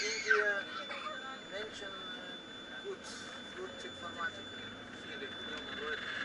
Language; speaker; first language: German; non-native, learner; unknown